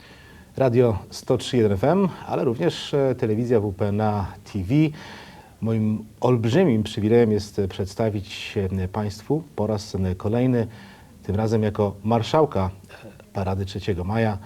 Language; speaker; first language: Polish; native; Polish